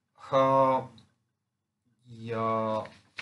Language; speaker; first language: Swedish; non-native, fluent; Finnish